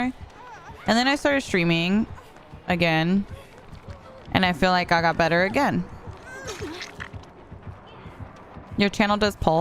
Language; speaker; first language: English; early bilingual, heritage; Spanish